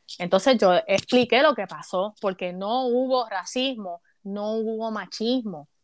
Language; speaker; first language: Spanish; native; Spanish